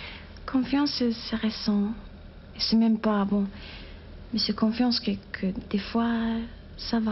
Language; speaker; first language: French; non-native, fluent; German